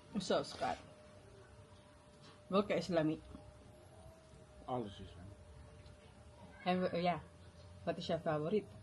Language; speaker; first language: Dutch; non-native, learner; Cebuano